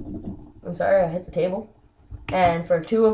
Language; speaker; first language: English; native; English